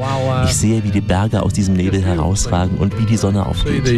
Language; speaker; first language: German; native; German